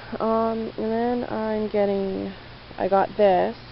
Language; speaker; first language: English; native; English